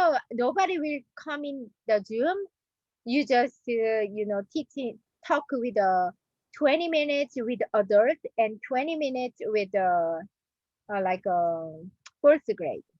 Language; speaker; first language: English; non-native, learner; Korean